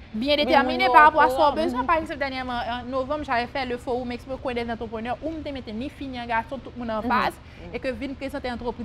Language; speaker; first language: French; non-native, local second language; Haitian Creole